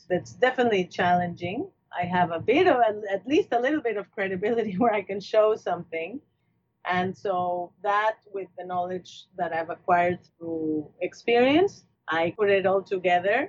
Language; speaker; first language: English; non-native, fluent; Spanish